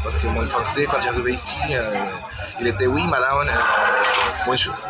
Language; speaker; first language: French; non-native, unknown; Spanish